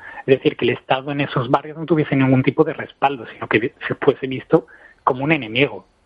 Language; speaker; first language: Spanish; native; Spanish